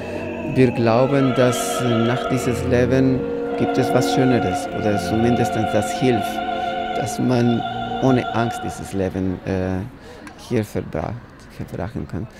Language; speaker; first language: German; non-native, fluent; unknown